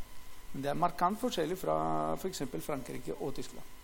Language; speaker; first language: Norwegian; non-native, fluent; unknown